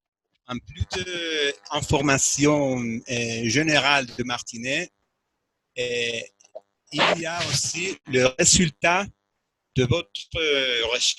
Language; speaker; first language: French; non-native, fluent; Spanish